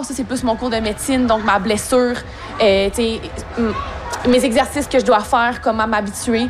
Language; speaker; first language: French; native; French